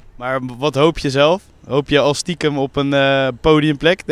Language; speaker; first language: Dutch; native; Dutch